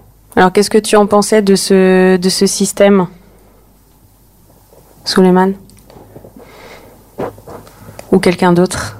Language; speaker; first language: French; native; French